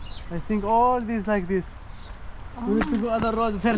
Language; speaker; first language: English; non-native, learner; Arabic